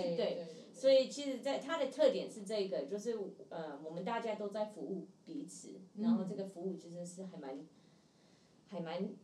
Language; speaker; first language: Chinese; non-native, fluent; English